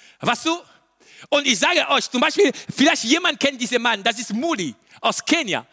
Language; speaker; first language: German; non-native, learner; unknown